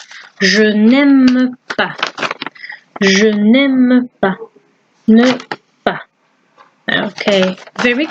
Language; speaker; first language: French; non-native, fluent; English